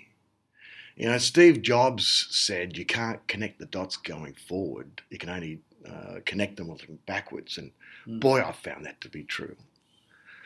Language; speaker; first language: English; native; English